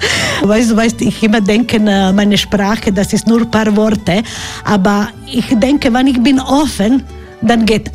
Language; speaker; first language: German; non-native, learner; Croatian